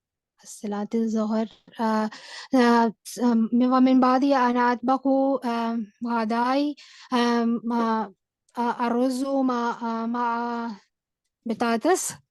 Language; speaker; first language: Arabic; non-native, learner; Urdu